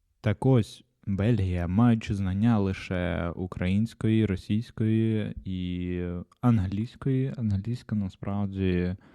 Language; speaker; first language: Ukrainian; non-native, local second language; Russian